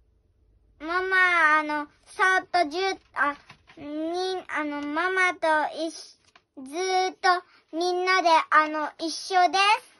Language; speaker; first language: Japanese; early bilingual, other home language; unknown